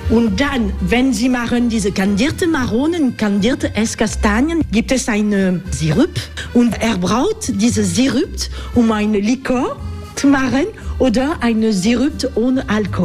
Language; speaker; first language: German; non-native, fluent; French